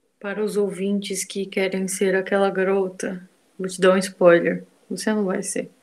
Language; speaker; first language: Portuguese; native; Portuguese